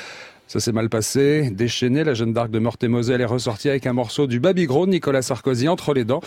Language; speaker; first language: French; native; French